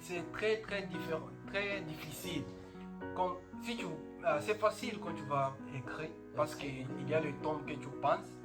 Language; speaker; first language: French; non-native, learner; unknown